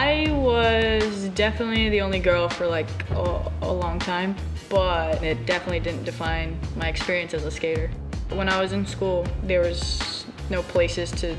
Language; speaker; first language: English; native; English